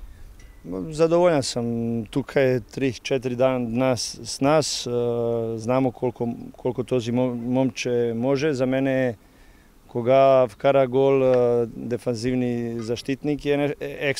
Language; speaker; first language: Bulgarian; non-native, learner; Serbian